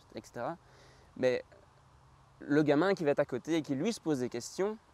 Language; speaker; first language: French; native; French